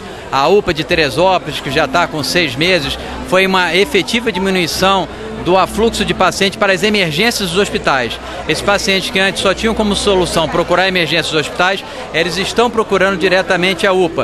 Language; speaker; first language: Portuguese; native; Portuguese